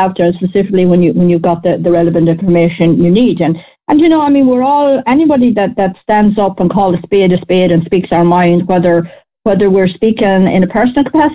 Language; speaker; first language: English; native; English